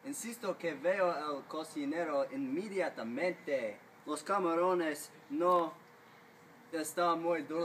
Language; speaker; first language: Spanish; non-native, learner; English